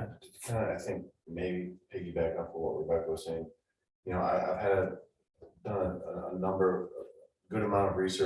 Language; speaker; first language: English; native; English